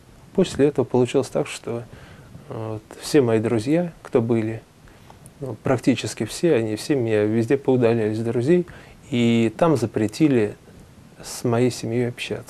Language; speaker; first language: Russian; native; Russian